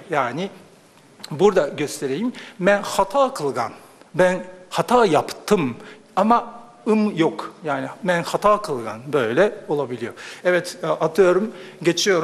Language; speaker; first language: Turkish; non-native, fluent; Japanese